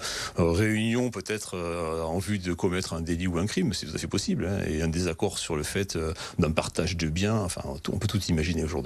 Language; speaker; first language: French; native; French